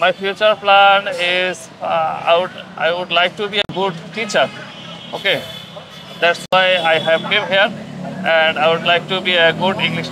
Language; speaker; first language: English; non-native, learner; Bangla